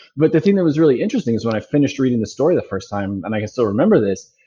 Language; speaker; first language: English; native; English